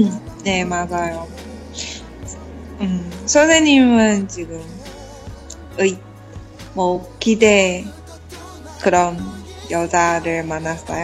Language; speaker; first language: Korean; non-native, learner; Chinese